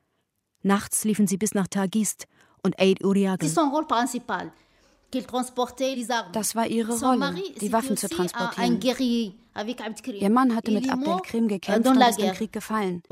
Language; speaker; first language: German; native; German